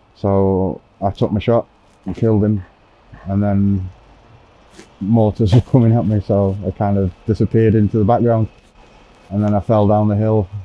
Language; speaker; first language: English; native; English